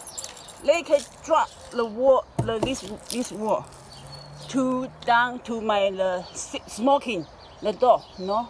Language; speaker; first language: English; non-native, learner; Chinese